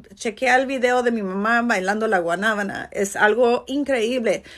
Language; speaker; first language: Spanish; early bilingual, heritage; Spanish